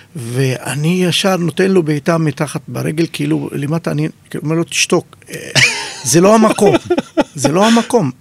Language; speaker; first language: Hebrew; non-native, local second language; Arabic